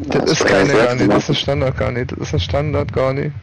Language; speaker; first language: German; native; German